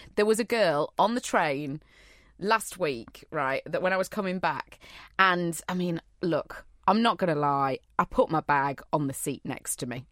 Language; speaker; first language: English; native; English